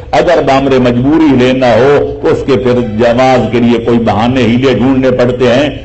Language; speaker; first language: Urdu; non-native, local second language; Punjabi